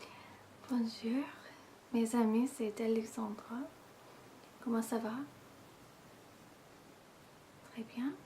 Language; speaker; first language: French; non-native, fluent; English